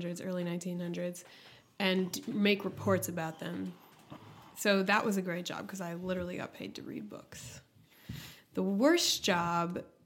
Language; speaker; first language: English; native; English